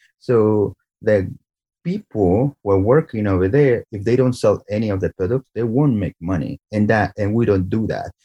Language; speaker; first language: English; non-native, fluent; Spanish